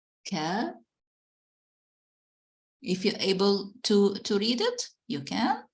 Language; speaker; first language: English; non-native, fluent; Arabic